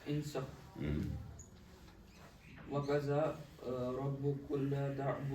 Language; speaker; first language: Arabic; non-native, learner; Kashmiri